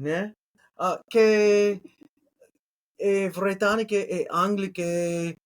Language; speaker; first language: Greek; non-native, learner; English